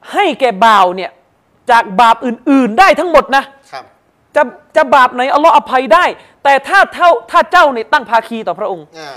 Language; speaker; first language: Thai; non-native, local second language; Malay